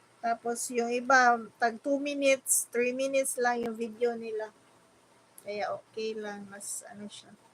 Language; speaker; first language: Filipino; non-native, local second language; Cebuano